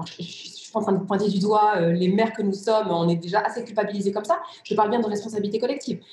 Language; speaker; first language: French; early bilingual, other home language; Riffian